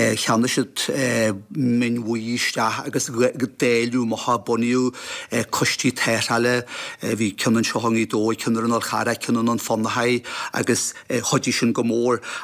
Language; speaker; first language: Irish; native; Irish